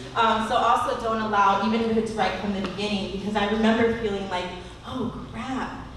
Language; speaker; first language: English; native; English